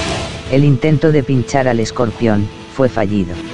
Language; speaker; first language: Spanish; native; Spanish